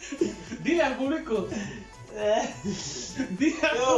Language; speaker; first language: Spanish; non-native, learner; Haitian Creole